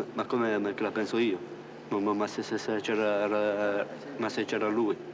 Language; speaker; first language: Italian; non-native, learner; French